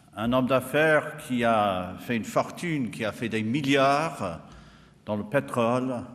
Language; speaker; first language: French; non-native, fluent; English